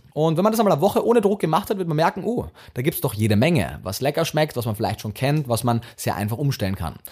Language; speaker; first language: German; native; German